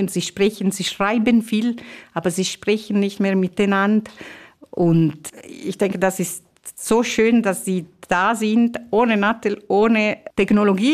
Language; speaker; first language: German; non-native, fluent; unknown